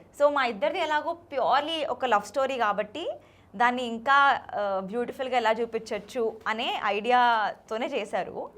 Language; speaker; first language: Telugu; native; Telugu